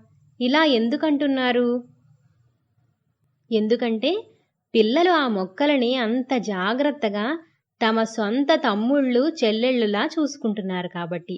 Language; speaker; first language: Telugu; native; Telugu